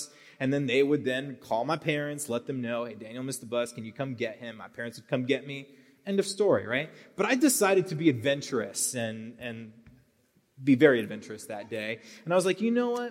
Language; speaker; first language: English; native; English